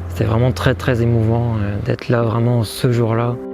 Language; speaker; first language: French; native; French